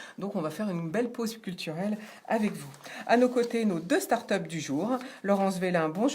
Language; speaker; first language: French; native; French